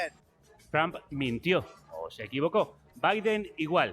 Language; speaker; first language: Spanish; native; Spanish